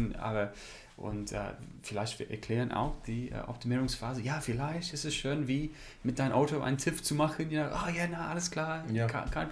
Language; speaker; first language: German; non-native, learner; English